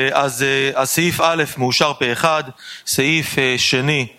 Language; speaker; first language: Hebrew; native; Hebrew